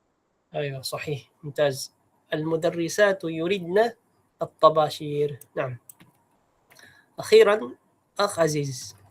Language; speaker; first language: Arabic; non-native, fluent; Filipino